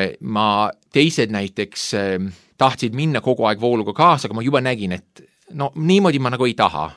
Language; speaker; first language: Estonian; non-native, fluent; English